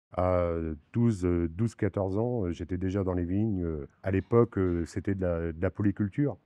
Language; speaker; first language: French; native; French